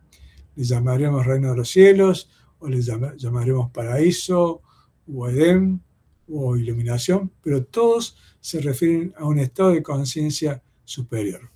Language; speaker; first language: Spanish; native; Spanish